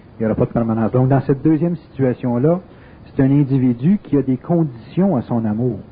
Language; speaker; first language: French; native; French